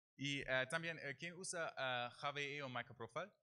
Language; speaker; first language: Spanish; non-native, learner; German